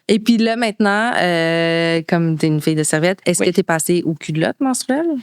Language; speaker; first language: French; native; French